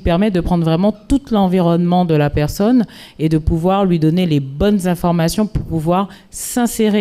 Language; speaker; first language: French; native; French